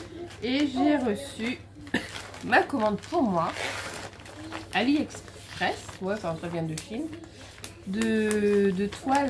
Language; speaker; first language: French; native; French